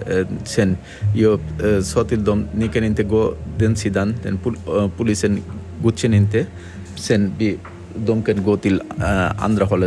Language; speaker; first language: Swedish; non-native, learner; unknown